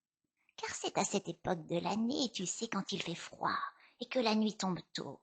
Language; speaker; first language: French; native; French